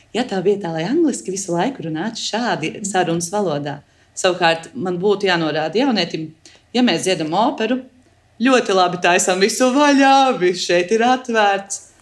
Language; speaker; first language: Latvian; early bilingual, heritage; Latvian